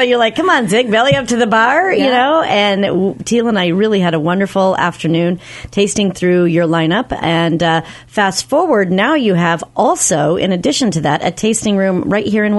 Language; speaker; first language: English; native; English